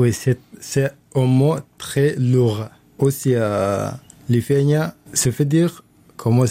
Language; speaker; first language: French; non-native, learner; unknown